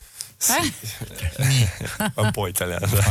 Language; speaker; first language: Italian; non-native, learner; Dutch